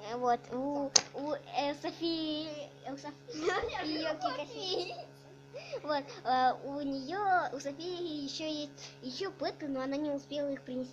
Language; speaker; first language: Russian; native; Russian